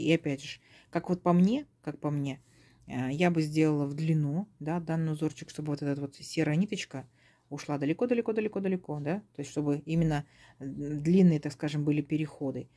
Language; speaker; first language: Russian; native; Russian